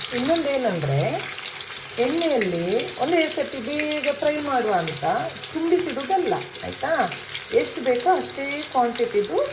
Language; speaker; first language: Kannada; native; Kannada